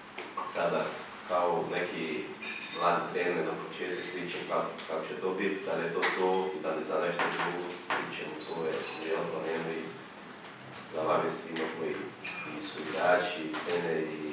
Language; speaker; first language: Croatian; non-native, learner; Portuguese